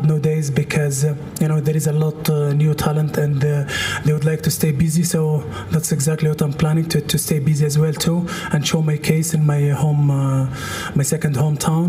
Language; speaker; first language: English; non-native, fluent; Russian